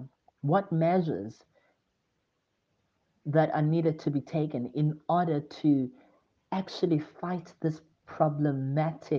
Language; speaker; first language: English; non-native, local second language; Xhosa